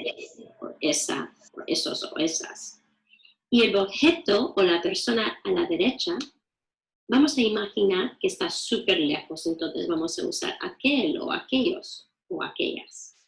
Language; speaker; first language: Spanish; non-native, fluent; English